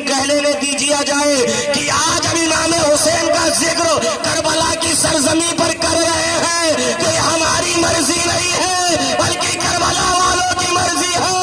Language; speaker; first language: Urdu; native; Urdu